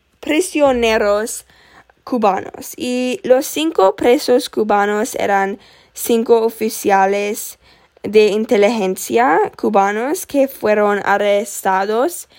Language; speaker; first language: Spanish; non-native, learner; English